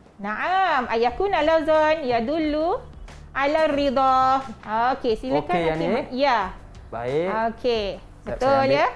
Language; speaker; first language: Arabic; non-native, fluent; Malay